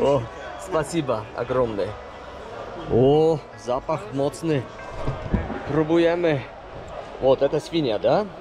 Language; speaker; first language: Russian; non-native, learner; Polish